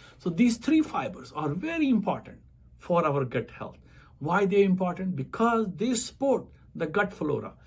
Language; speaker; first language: English; non-native, local second language; Punjabi